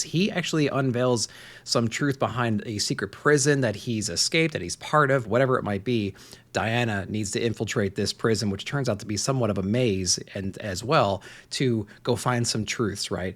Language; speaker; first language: English; native; English